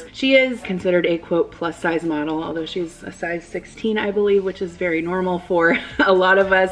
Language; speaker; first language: English; native; English